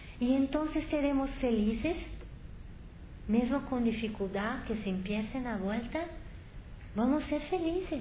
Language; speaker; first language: Spanish; non-native, fluent; Portuguese